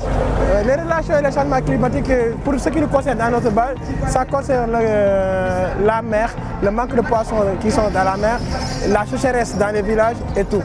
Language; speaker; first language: French; non-native, local second language; Wolof